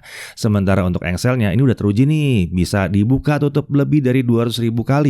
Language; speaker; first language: Indonesian; native; Indonesian